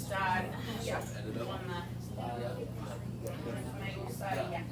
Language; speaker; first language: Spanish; non-native, fluent; English